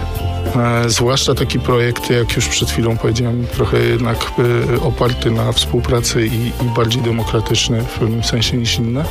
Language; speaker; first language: Polish; native; Polish